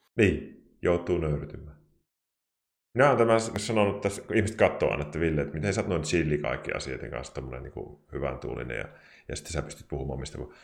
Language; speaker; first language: Finnish; native; Finnish